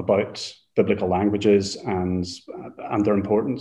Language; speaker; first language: English; native; English